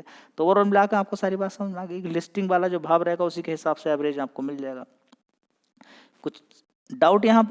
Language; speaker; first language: Hindi; native; Hindi